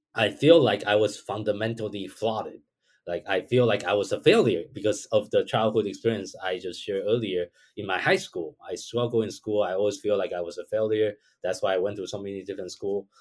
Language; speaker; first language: English; non-native, fluent; Chinese